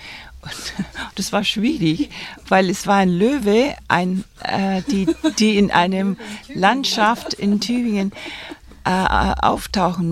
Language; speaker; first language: German; non-native, fluent; Spanish